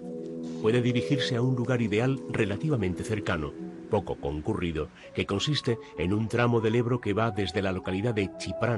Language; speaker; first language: Spanish; native; Spanish